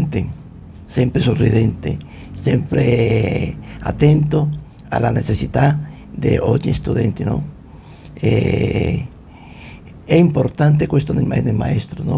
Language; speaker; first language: Italian; non-native, fluent; Spanish